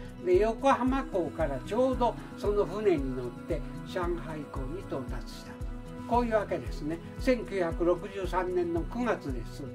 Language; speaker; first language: Japanese; native; Japanese